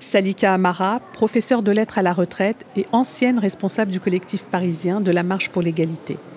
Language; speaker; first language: French; early bilingual, other home language; Arabic